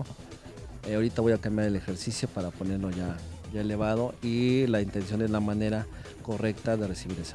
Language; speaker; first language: Spanish; native; Spanish